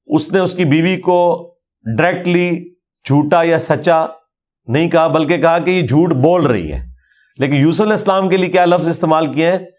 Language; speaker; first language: Urdu; non-native, local second language; Punjabi